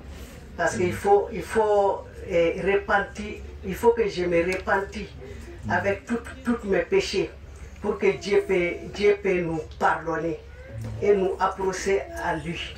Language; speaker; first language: French; non-native, local second language; Bambara